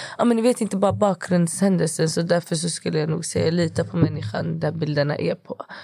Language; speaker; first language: Swedish; early bilingual, other home language; Kurdish